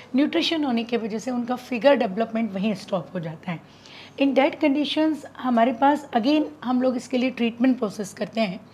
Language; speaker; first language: Hindi; native; Hindi